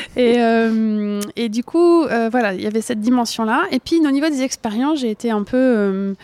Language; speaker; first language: French; native; French